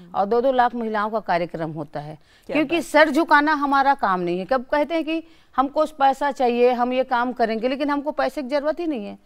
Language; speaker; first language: Hindi; native; Hindi